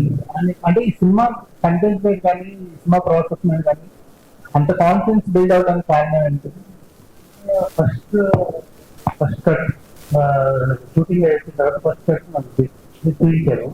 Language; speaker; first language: Telugu; native; Telugu